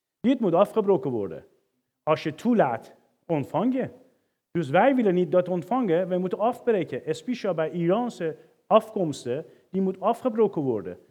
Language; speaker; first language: Dutch; non-native, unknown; Persian